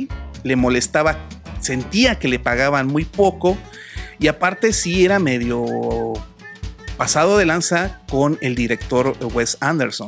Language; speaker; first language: Spanish; native; Spanish